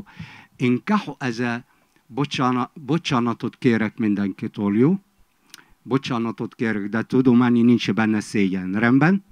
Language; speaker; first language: Hungarian; non-native, fluent; Arabic